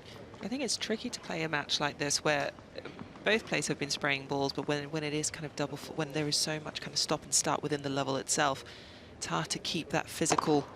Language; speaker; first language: English; native; English